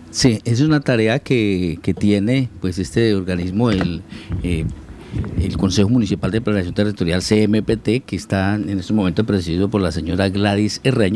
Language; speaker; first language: Spanish; native; Spanish